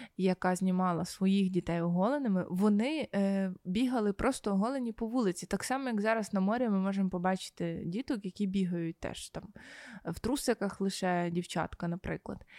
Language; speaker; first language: Ukrainian; native; Ukrainian